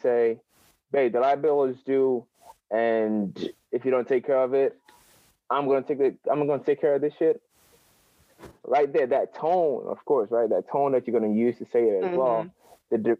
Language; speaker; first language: English; non-native, local second language; Akan